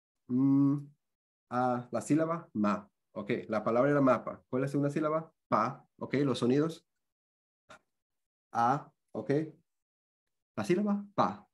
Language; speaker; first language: Spanish; early bilingual, heritage; Spanish